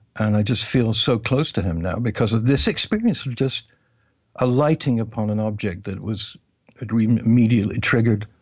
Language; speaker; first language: English; native; English